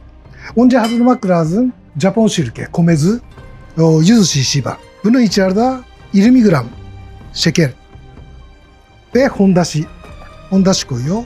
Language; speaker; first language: Turkish; non-native, learner; Japanese